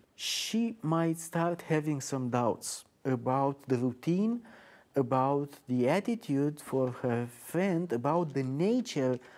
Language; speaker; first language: English; non-native, fluent; Romanian